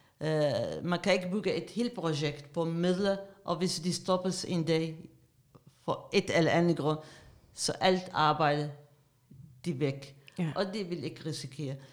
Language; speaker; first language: Danish; non-native, fluent; Arabic